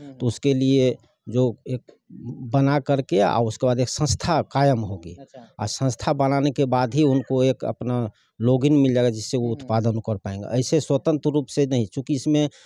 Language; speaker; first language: Hindi; native; Hindi